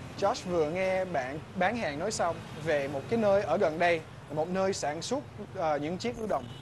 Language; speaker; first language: Vietnamese; non-native, fluent; English